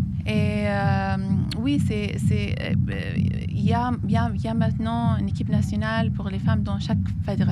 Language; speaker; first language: French; non-native, fluent; Arabic